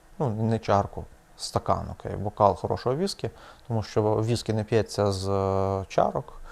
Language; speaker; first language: Ukrainian; native; Ukrainian